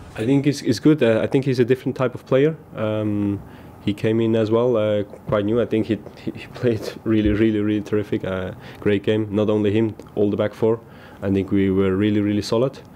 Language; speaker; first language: English; non-native, fluent; German